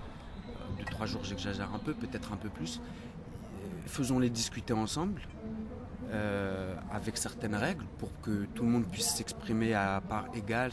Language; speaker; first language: French; native; French